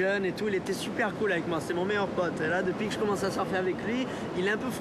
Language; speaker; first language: French; native; French